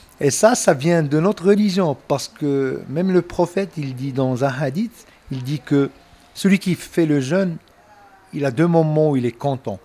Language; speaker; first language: French; non-native, local second language; Arabic